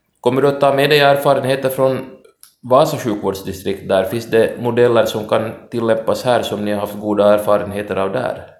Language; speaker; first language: Swedish; native; Swedish